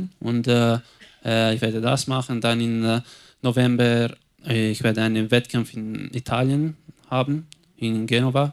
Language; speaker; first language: German; non-native, local second language; Italian